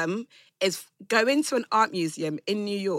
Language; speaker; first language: English; non-native, local second language; Yoruba